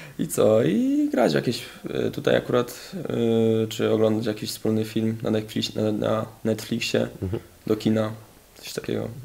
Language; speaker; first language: Polish; native; Polish